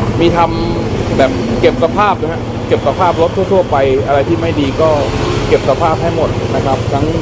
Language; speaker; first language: Thai; native; Thai